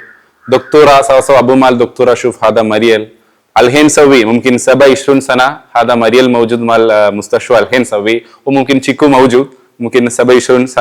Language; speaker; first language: Arabic; non-native, learner; Malayalam